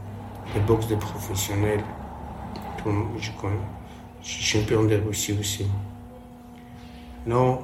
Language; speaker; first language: French; non-native, learner; Armenian